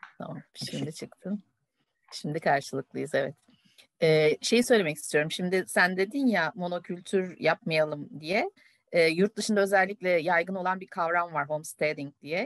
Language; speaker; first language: Turkish; native; Turkish